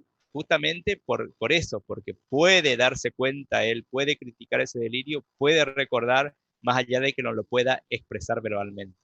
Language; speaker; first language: Spanish; native; Spanish